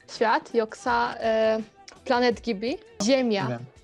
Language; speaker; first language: Turkish; non-native, fluent; Polish